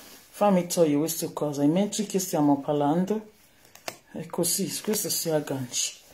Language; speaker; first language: Italian; non-native, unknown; Bini